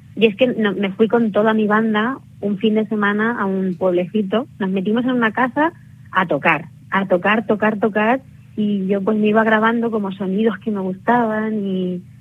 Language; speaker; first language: Spanish; native; Spanish